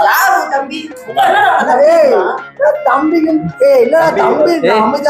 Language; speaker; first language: Tamil; native; Tamil